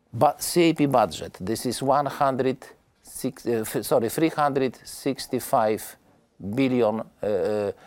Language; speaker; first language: English; non-native, learner; Polish